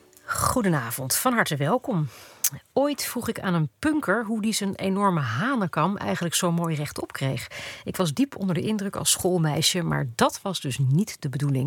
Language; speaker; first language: Dutch; native; Dutch